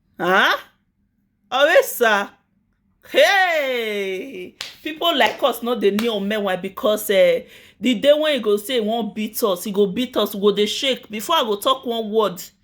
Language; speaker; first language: Nigerian Pidgin; native; Nigerian Pidgin